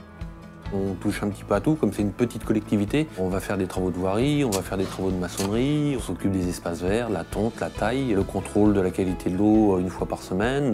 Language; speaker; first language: French; native; French